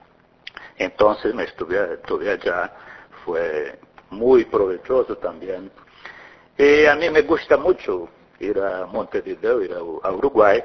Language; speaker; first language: Portuguese; non-native, fluent; Spanish